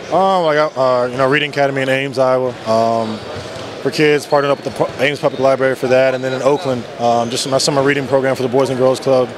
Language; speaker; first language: English; native; English